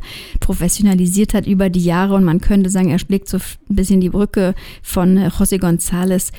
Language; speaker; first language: German; native; German